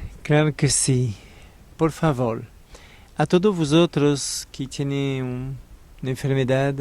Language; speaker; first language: Spanish; non-native, learner; French